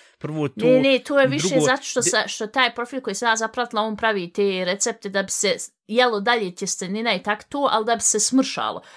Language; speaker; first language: Bosnian; early bilingual, heritage; Bosnian